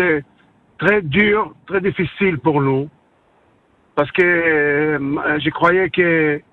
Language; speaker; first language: French; non-native, learner; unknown